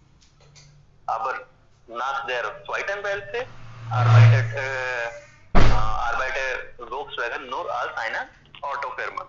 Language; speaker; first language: German; non-native, fluent; Hindi